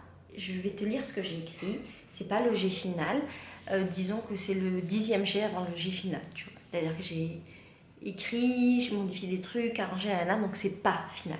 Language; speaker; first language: French; native; French